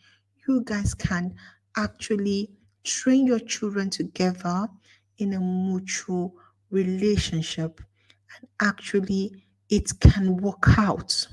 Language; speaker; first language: English; non-native, local second language; Igbo